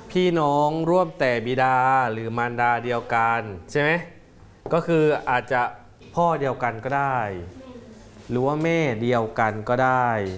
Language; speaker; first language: Thai; native; Thai